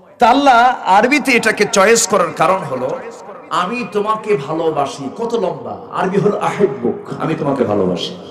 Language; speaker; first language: Bangla; native; Bangla